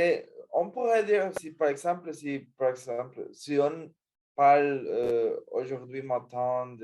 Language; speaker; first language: French; non-native, learner; Spanish